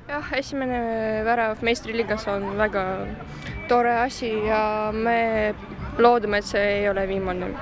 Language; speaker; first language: Estonian; non-native, local second language; Russian